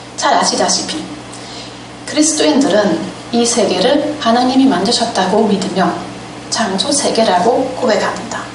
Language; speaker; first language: Korean; non-native, fluent; German